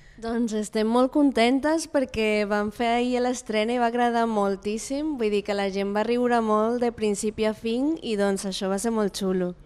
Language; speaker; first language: Catalan; non-native, fluent; Spanish